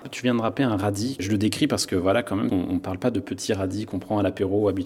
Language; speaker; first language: French; native; French